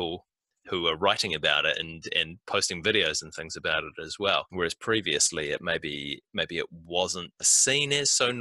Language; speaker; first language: English; native; English